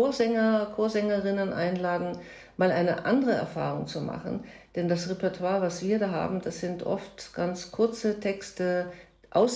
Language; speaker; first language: German; native; German